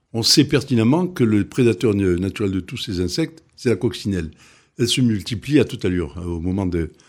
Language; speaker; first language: French; native; French